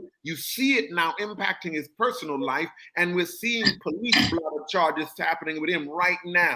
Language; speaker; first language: English; native; English